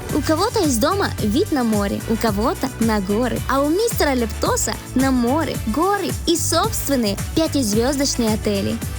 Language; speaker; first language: Russian; native; Russian